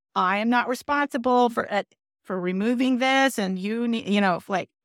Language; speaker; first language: English; native; English